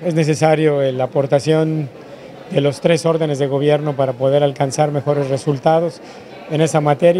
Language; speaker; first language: Spanish; native; Spanish